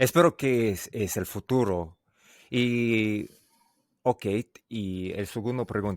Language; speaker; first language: Spanish; non-native, learner; English